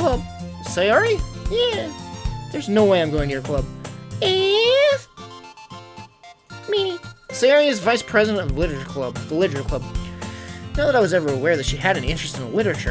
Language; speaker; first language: English; native; English